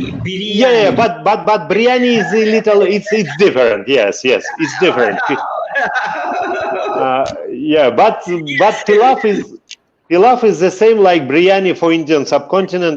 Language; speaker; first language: English; non-native, fluent; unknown